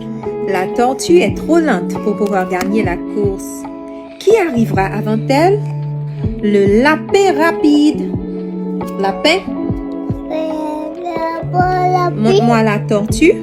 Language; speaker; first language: French; non-native, local second language; Haitian Creole